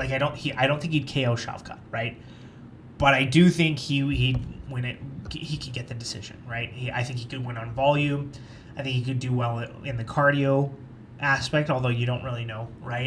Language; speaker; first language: English; native; English